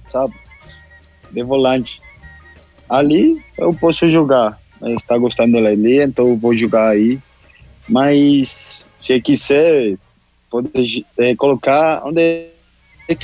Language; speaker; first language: Portuguese; non-native, local second language; Spanish